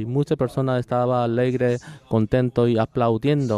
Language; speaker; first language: Spanish; non-native, learner; Korean